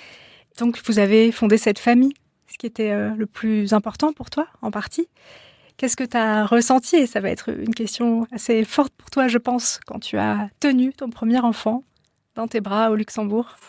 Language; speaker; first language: French; native; French